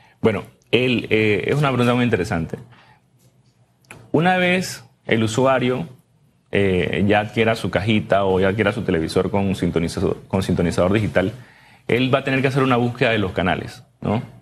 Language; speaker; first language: Spanish; native; Spanish